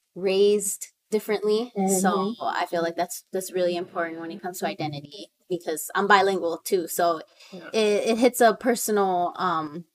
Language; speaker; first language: English; early bilingual, other home language; Spanish